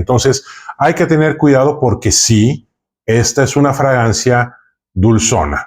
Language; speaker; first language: Spanish; native; Spanish